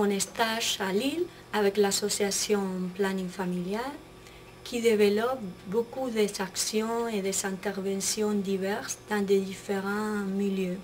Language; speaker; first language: French; non-native, fluent; Spanish